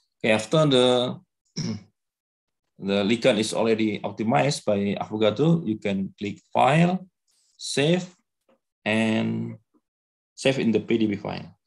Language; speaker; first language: English; non-native, learner; Indonesian